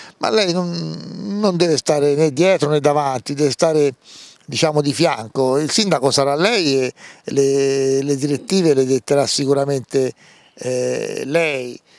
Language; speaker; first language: Italian; native; Italian